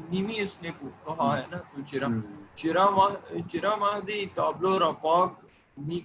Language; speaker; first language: Persian; non-native, learner; Urdu